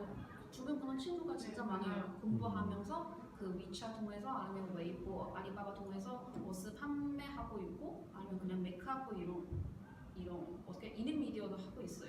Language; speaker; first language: Korean; non-native, learner; Chinese